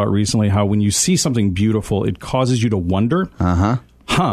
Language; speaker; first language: English; native; English